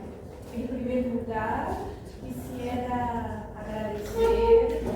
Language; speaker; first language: Spanish; non-native, fluent; Portuguese